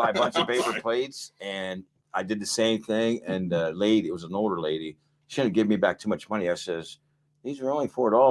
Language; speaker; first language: English; native; English